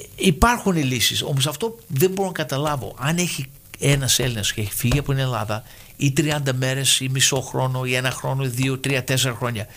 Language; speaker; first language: Greek; early bilingual, heritage; Greek